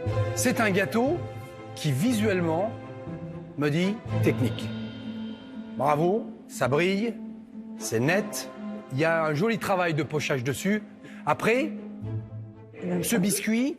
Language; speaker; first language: French; native; French